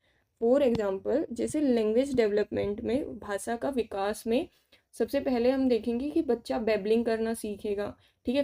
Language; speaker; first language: Hindi; native; Hindi